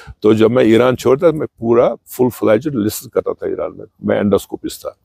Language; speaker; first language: Urdu; non-native, local second language; Kashmiri